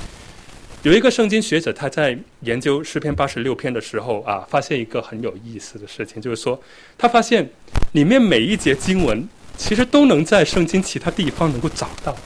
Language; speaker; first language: Chinese; native; Chinese